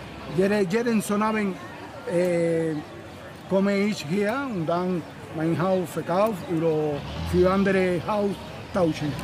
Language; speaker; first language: German; non-native, learner; Spanish